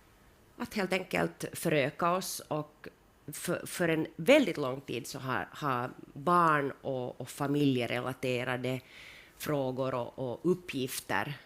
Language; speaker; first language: Swedish; native; Swedish